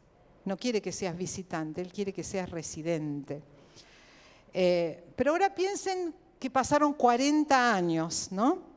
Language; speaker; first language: Spanish; native; Spanish